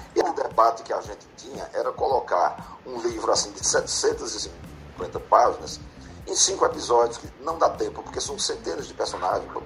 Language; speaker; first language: Portuguese; native; Portuguese